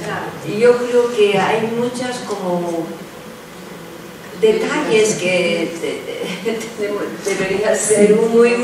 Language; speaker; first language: Spanish; non-native, fluent; Japanese